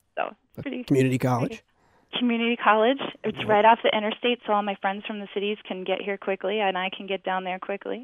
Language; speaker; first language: English; native; English